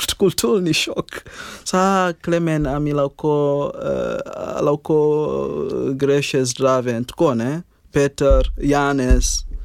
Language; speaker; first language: Slovenian; non-native, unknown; Ganda